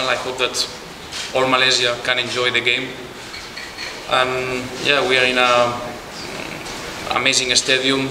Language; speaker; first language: English; non-native, fluent; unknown